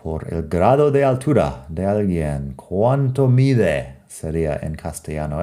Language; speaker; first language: Spanish; non-native, fluent; English